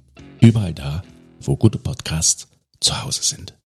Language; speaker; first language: German; native; German